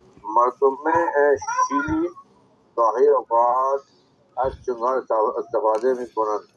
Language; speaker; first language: Persian; non-native, learner; Urdu